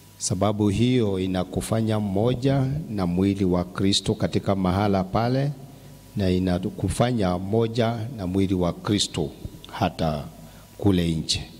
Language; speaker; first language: Swahili; non-native, local second language; Kikuyu